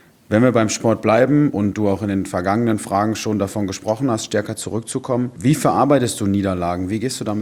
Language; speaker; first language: German; native; German